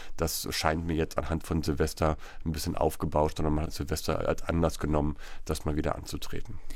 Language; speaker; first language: German; native; German